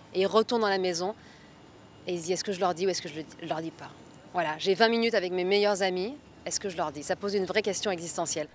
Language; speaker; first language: French; native; French